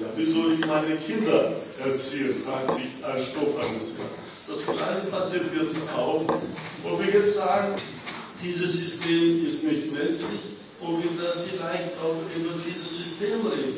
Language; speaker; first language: German; non-native, fluent; Greek